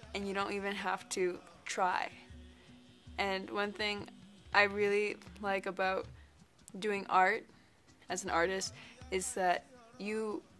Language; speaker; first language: English; native; English